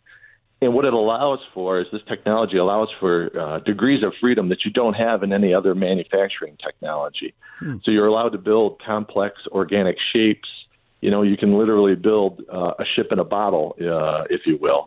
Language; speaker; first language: English; native; English